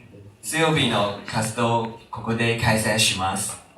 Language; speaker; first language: Japanese; non-native, learner; Chinese